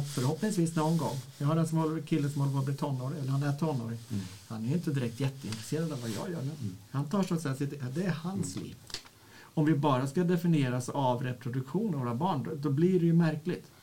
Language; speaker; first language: Swedish; native; Swedish